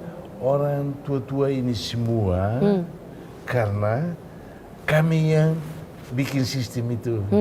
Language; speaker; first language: Indonesian; non-native, fluent; Tetum